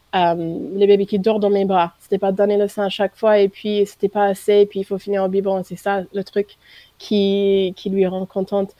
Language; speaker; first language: French; non-native, fluent; English